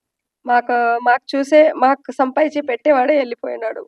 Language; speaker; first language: Telugu; non-native, local second language; Lambadi